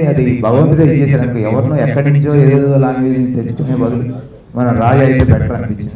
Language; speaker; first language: Telugu; native; Telugu